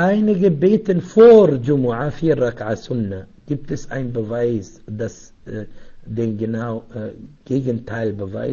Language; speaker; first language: German; non-native, fluent; Arabic